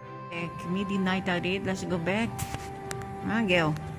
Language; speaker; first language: English; non-native, learner; Portuguese